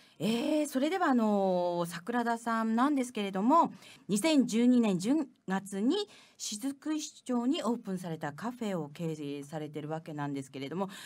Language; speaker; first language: Japanese; native; Japanese